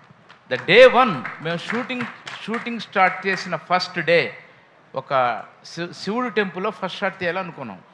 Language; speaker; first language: Telugu; native; Telugu